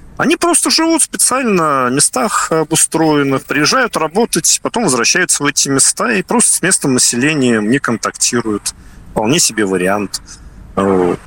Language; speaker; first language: Russian; native; Russian